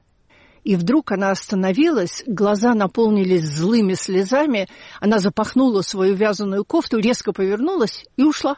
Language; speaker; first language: Russian; native; Russian